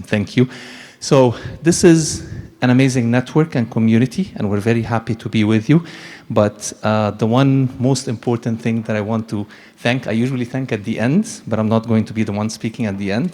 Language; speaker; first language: English; non-native, fluent; Arabic